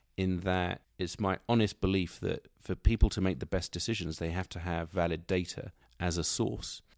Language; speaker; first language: English; native; English